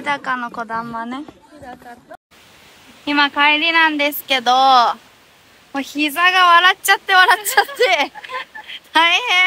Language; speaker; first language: Japanese; native; Japanese